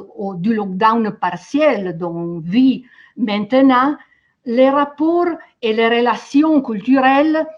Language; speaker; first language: French; non-native, fluent; Italian